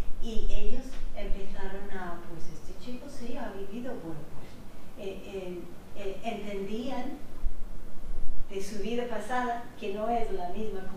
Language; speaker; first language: Spanish; non-native, fluent; English